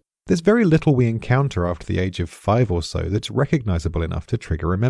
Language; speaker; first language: English; native; English